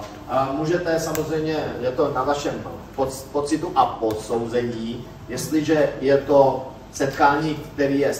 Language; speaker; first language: Czech; native; Czech